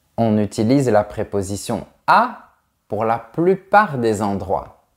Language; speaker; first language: French; native; French